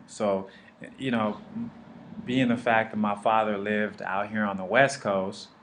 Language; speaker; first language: English; native; English